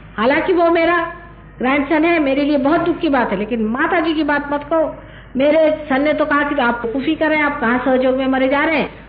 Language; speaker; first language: Hindi; non-native, local second language; Marathi